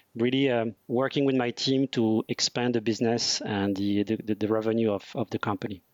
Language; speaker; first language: English; non-native, fluent; French